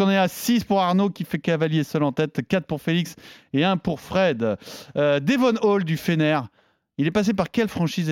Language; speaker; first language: French; native; French